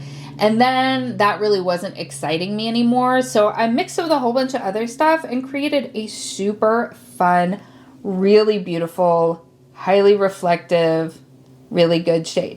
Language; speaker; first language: English; native; English